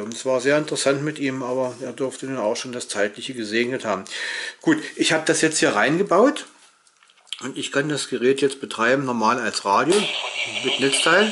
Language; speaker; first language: German; native; German